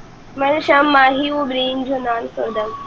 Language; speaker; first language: Persian; non-native, learner; Urdu